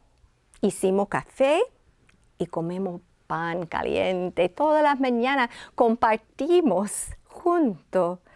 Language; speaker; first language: Spanish; non-native, fluent; English